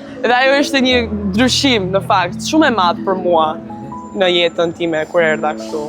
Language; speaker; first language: Albanian; native; Albanian